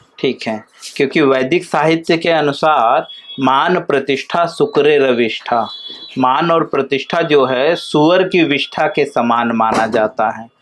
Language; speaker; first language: Hindi; native; Hindi